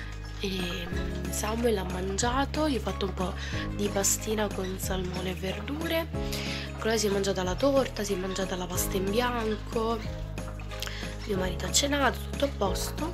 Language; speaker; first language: Italian; native; Italian